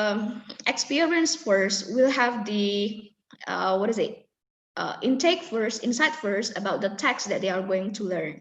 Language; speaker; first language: English; non-native, fluent; Indonesian